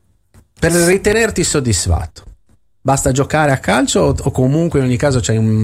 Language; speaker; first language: Italian; native; Italian